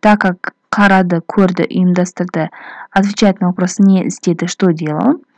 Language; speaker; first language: Russian; non-native, local second language; Kazakh